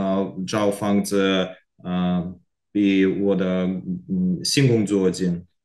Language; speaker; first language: Chinese; non-native, learner; Korean